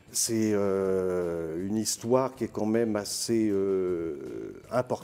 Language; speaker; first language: French; native; French